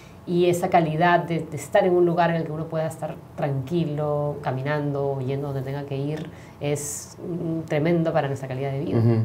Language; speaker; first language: Spanish; native; Spanish